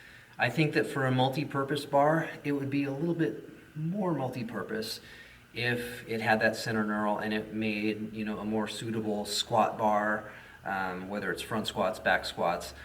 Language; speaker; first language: English; native; English